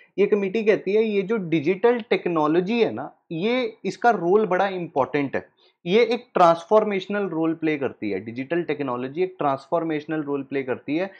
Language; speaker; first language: Hindi; native; Hindi